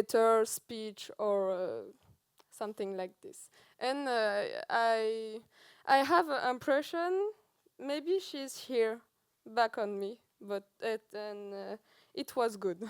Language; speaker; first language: English; non-native, learner; Persian